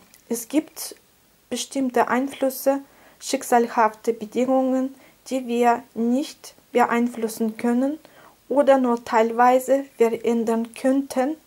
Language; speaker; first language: German; non-native, fluent; Russian